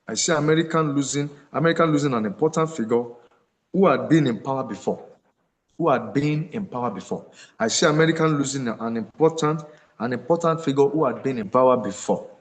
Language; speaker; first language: English; non-native, local second language; Yoruba